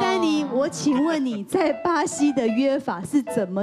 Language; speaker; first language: Chinese; native; Chinese